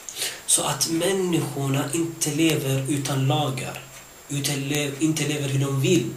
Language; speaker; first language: Swedish; early bilingual, other home language; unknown